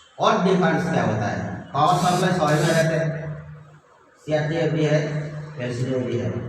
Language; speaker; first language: Hindi; non-native, local second language; Bangla